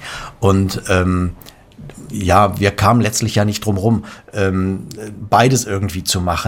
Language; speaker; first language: German; native; German